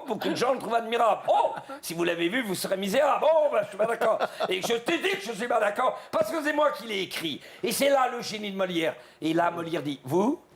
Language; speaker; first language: French; native; French